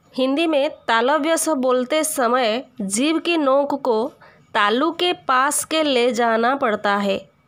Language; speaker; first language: Hindi; non-native, local second language; Odia